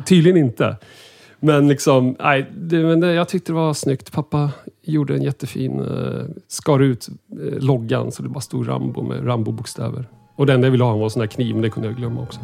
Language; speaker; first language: Swedish; native; Swedish